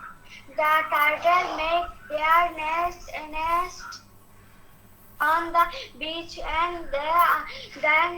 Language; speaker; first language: English; non-native, learner; Bangla